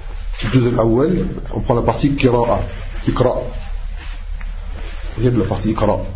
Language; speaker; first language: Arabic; non-native, fluent; French